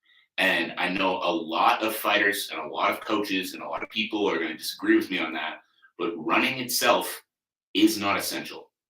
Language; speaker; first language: English; native; English